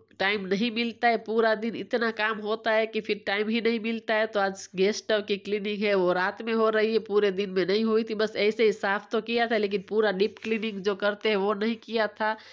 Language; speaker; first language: Hindi; non-native, local second language; Gujarati